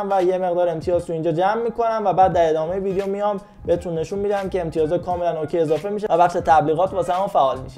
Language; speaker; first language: Persian; native; Persian